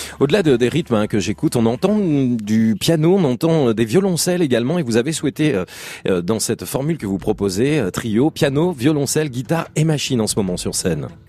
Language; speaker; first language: French; native; French